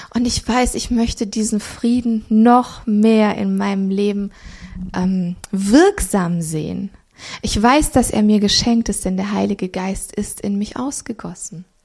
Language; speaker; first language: German; early bilingual, other home language; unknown